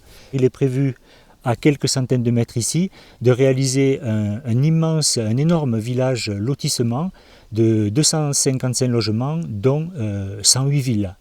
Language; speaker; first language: French; native; French